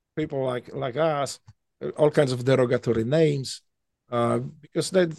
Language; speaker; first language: English; non-native, fluent; Polish